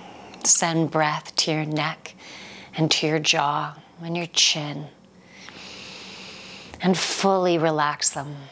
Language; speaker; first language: English; native; English